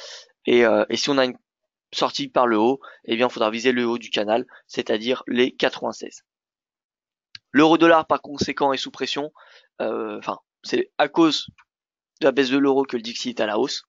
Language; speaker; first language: French; native; French